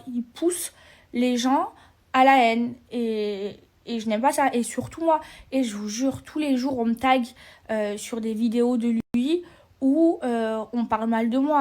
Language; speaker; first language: French; native; French